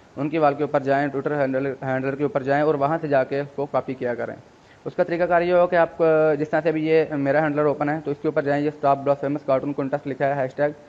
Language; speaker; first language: Urdu; non-native, local second language; Punjabi